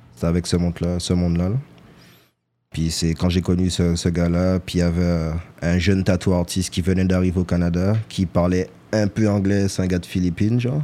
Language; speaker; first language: French; native; French